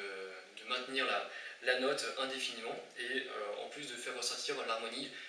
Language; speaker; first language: French; native; French